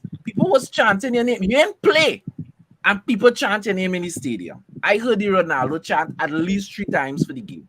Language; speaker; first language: English; native; English